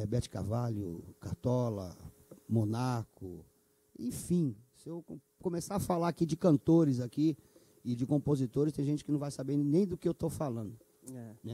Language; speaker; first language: Portuguese; native; Portuguese